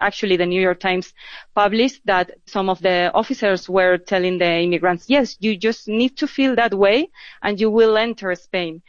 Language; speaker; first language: English; non-native, fluent; Spanish